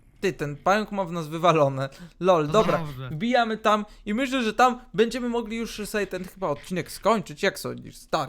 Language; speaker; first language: Polish; native; Polish